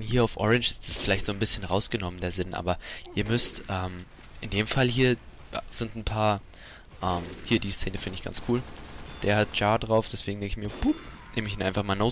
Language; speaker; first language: German; native; German